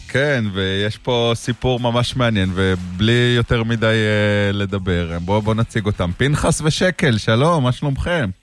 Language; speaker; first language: Hebrew; native; Hebrew